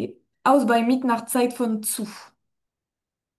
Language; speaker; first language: German; non-native, fluent; French